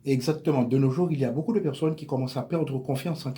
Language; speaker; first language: French; native; French